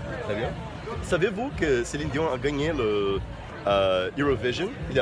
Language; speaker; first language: French; non-native, fluent; Portuguese